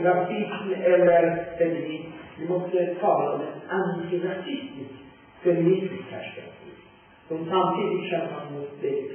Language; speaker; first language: Swedish; non-native, fluent; Persian